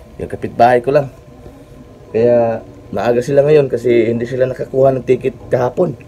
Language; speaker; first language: Filipino; non-native, local second language; Cebuano